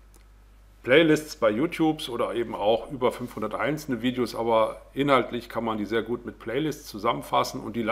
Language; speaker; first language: German; native; German